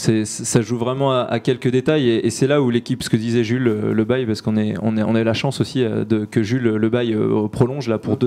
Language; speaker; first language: French; native; French